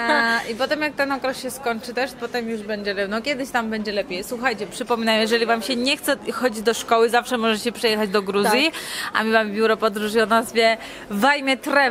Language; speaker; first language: Polish; non-native, fluent; Georgian